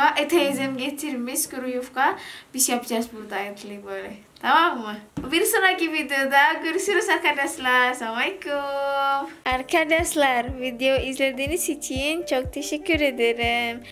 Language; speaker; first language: Turkish; non-native, learner; Indonesian